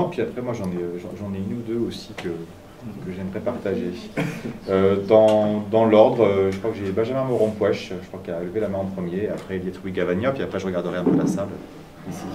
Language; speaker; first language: French; native; French